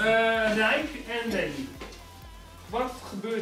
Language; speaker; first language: Dutch; native; Dutch